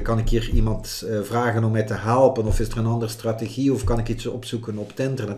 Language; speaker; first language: Dutch; native; Dutch